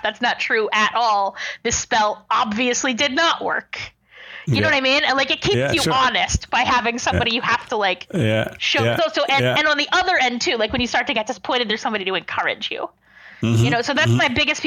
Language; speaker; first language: English; native; English